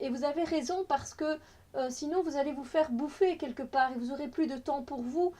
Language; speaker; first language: French; native; French